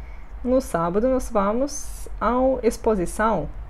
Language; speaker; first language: Portuguese; non-native, fluent; Russian